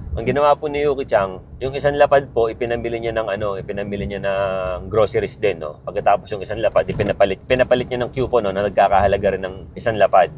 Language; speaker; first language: Filipino; native; Filipino